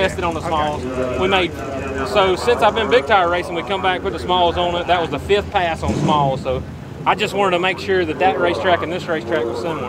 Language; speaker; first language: English; native; English